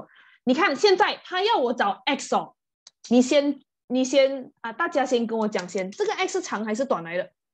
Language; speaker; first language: Chinese; native; Chinese